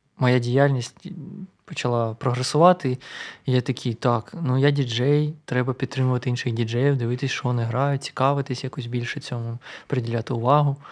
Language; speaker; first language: Ukrainian; non-native, local second language; Russian